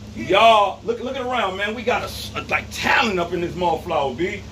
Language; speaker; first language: English; native; English